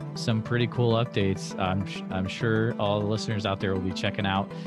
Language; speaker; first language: English; native; English